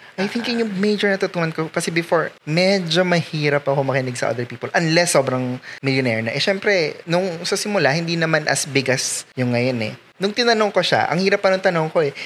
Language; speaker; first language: Filipino; native; Filipino